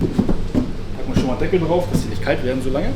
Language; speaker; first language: German; native; German